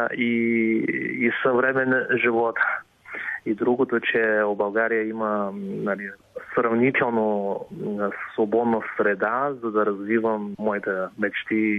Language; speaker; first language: Bulgarian; non-native, fluent; Chinese